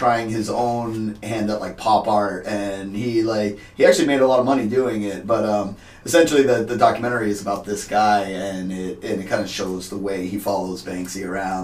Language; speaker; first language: English; native; English